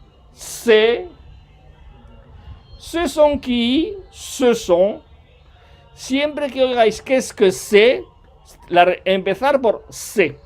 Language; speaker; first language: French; non-native, fluent; Spanish